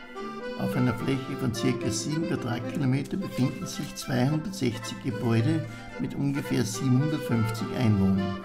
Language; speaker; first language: German; native; German